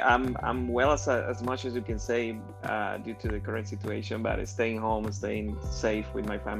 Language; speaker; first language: English; non-native, fluent; Spanish